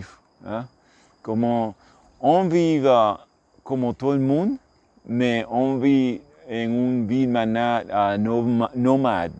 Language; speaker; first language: French; non-native, learner; English